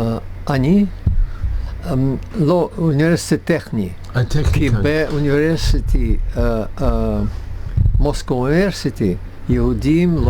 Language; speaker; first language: Hebrew; non-native, learner; Russian